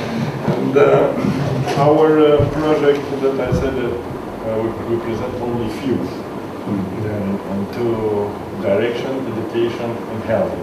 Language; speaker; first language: English; non-native, learner; Romanian